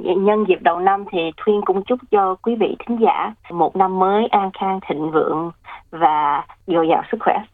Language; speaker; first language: Vietnamese; early bilingual, heritage; Vietnamese